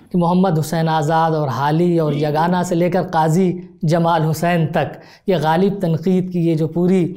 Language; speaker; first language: Hindi; native; Hindi